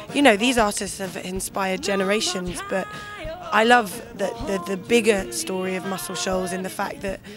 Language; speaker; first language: English; native; English